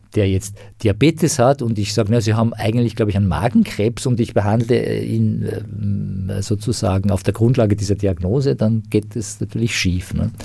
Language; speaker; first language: German; non-native, fluent; Persian